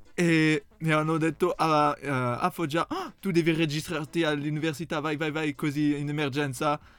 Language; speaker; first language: Italian; non-native, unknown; French